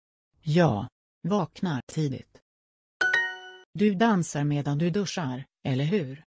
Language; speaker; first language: Swedish; non-native, learner; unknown